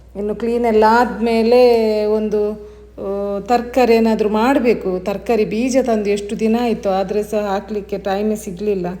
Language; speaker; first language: Kannada; non-native, local second language; Tulu